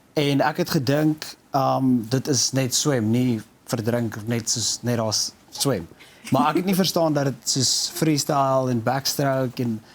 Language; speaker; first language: Afrikaans; native; Afrikaans